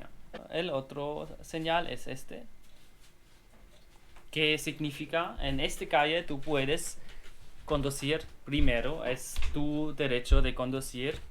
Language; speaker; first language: Spanish; non-native, learner; German